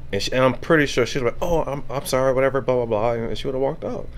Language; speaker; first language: English; native; English